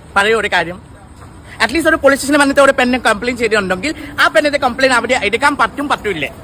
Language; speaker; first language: Malayalam; non-native, learner; Assamese